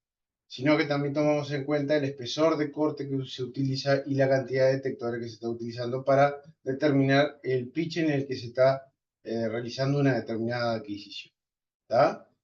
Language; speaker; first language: Spanish; native; Spanish